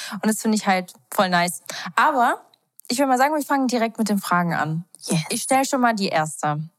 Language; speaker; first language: German; early bilingual, other home language; Albanian